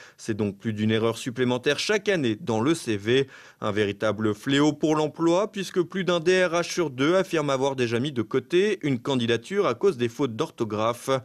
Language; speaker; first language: French; native; French